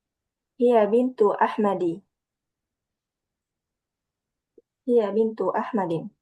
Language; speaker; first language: Arabic; non-native, learner; Indonesian